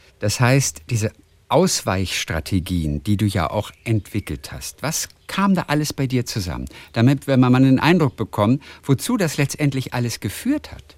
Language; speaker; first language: German; native; German